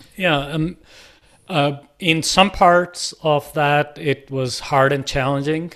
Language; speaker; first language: English; non-native, local second language; Punjabi